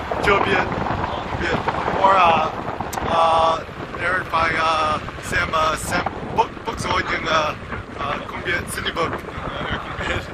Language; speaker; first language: Vietnamese; non-native, learner; English